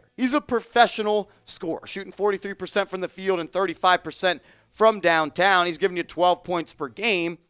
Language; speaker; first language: English; native; English